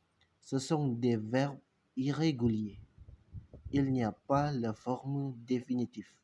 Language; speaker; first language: French; non-native, learner; Indonesian